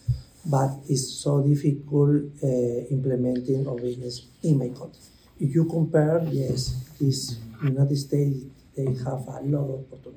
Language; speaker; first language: English; non-native, learner; Spanish